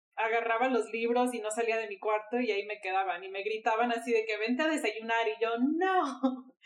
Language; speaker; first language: Spanish; early bilingual, heritage; Spanish